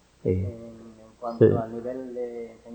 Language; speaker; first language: Spanish; non-native, fluent; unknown